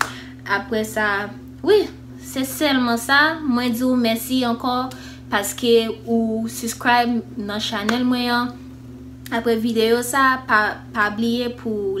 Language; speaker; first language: Haitian Creole; early bilingual, heritage; English